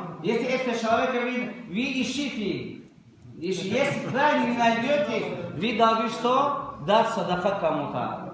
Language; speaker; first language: Russian; non-native, local second language; Tajik